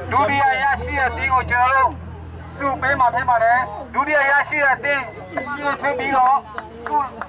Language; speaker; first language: Burmese; non-native, local second language; Tedim Chin